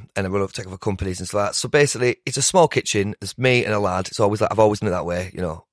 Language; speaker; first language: English; native; English